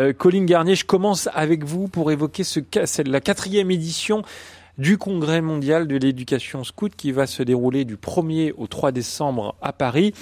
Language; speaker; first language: French; native; French